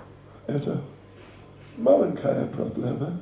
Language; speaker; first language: Russian; non-native, learner; English